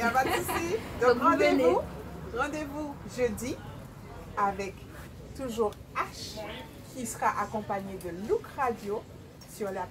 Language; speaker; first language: French; native; French